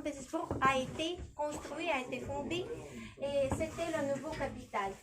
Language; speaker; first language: French; non-native, learner; Russian